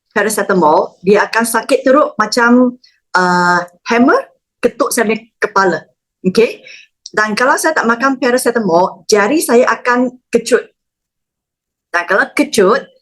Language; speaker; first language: Malay; non-native, local second language; Chinese